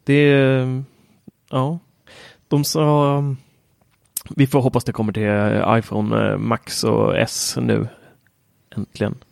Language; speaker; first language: Swedish; native; Swedish